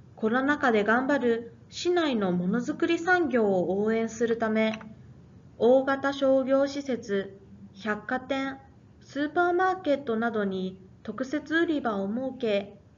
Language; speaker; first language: Japanese; native; Japanese